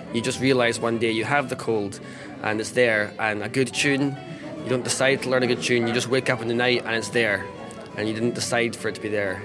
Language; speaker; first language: English; native; English